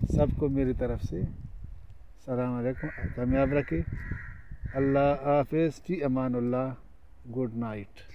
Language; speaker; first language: Urdu; non-native, local second language; Pashto